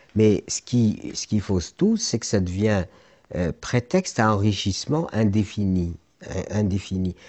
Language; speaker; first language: French; non-native, local second language; Arabic